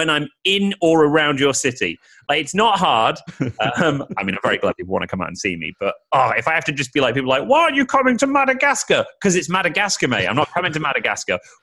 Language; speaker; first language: English; native; English